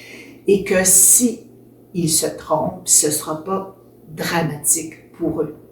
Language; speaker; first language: French; native; French